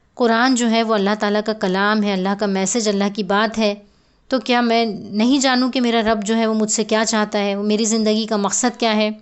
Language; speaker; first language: Urdu; native; Urdu